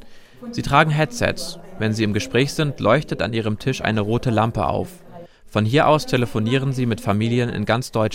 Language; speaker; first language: German; native; German